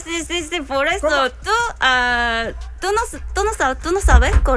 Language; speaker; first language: Spanish; non-native, learner; Korean